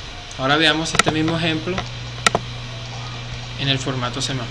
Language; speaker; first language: Spanish; native; Spanish